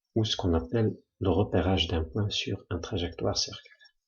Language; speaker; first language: French; non-native, local second language; Arabic